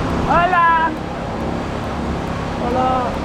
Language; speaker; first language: Spanish; non-native, learner; English